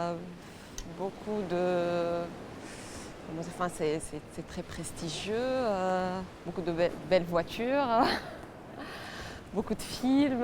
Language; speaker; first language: French; non-native, local second language; Arabic